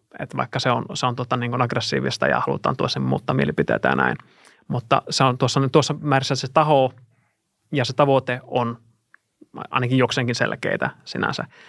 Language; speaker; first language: Finnish; non-native, fluent; Russian